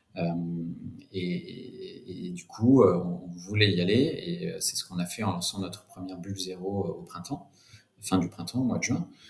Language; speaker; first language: French; native; French